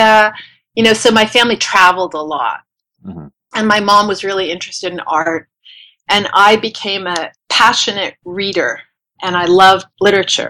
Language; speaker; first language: English; native; English